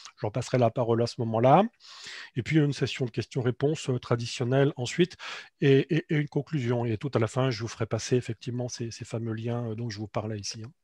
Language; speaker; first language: French; native; French